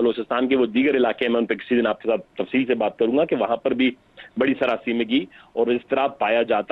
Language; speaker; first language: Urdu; non-native, local second language; Baluchi